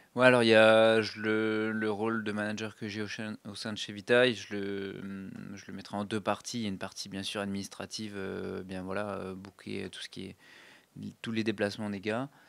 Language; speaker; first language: French; native; French